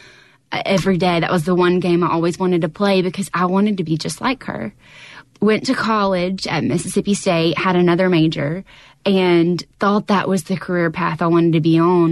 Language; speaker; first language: English; native; English